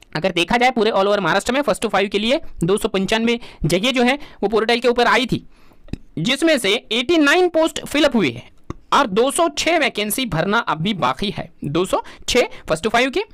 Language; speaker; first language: Hindi; non-native, local second language; Urdu